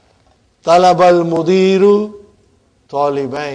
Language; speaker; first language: Arabic; non-native, fluent; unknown